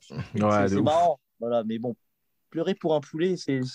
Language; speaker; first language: French; native; French